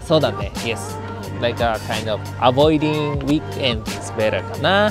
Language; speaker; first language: English; non-native, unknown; Japanese